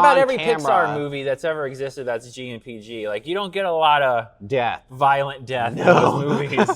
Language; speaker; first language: English; native; English